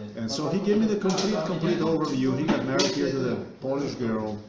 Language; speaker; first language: English; non-native, fluent; Slovenian